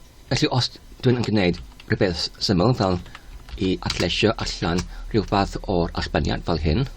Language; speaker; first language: Welsh; non-native, learner; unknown